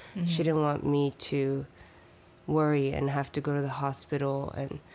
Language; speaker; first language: English; early bilingual, other home language; Chinese